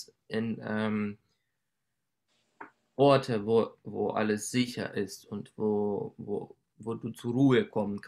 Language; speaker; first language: German; non-native, learner; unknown